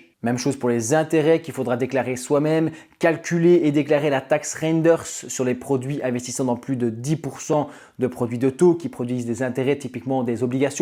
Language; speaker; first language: French; native; French